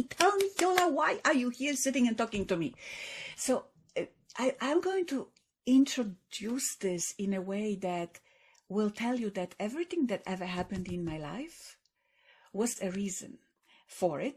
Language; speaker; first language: English; non-native, fluent; Polish